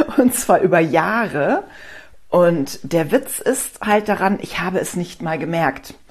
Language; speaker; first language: German; native; German